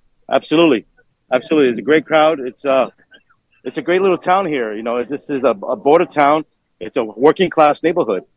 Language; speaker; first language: English; native; English